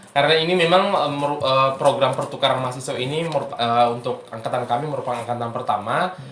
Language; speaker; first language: Indonesian; native; Indonesian